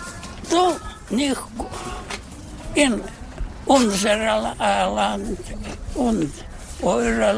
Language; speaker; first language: German; non-native, learner; Russian